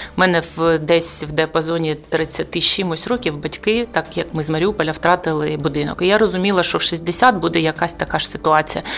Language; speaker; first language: Ukrainian; non-native, local second language; Russian